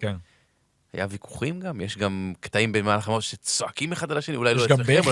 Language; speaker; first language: Hebrew; native; Hebrew